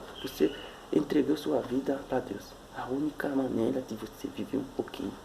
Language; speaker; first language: Portuguese; non-native, fluent; Haitian Creole